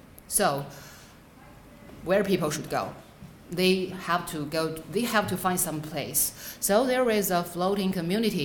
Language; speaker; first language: English; non-native, fluent; Chinese